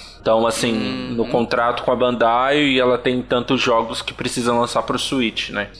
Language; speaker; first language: Portuguese; native; Portuguese